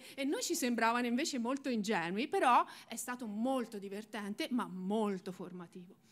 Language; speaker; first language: Italian; native; Italian